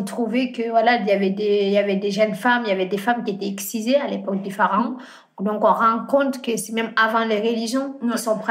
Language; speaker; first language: French; non-native, fluent; Fula